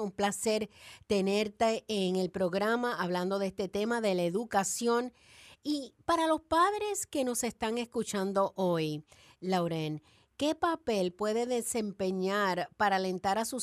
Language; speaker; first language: Spanish; native; Spanish